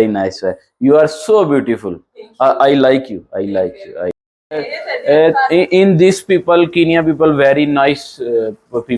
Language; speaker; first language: English; non-native, learner; Punjabi